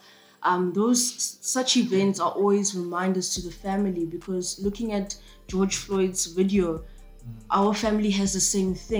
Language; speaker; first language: English; non-native, local second language; Zulu